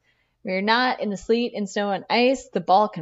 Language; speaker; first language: English; native; English